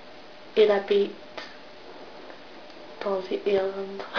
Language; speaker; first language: French; non-native, learner; English